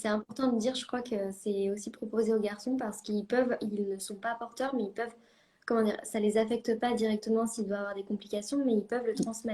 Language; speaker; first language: French; native; French